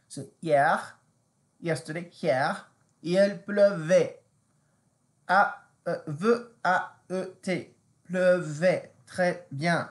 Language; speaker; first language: French; non-native, fluent; English